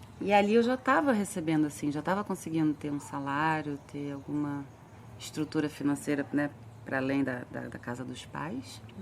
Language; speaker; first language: Portuguese; early bilingual, other home language; French